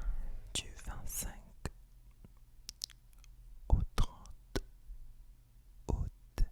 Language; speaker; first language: French; non-native, fluent; English